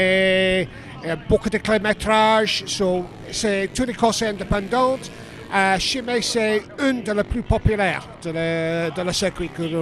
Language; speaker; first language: French; non-native, learner; English